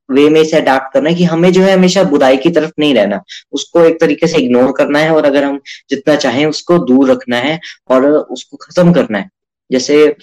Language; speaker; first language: Hindi; native; Hindi